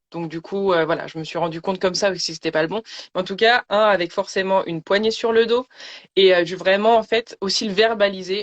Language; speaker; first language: French; native; French